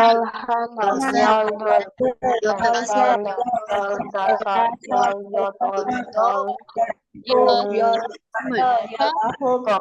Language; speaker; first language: Korean; non-native, learner; Indonesian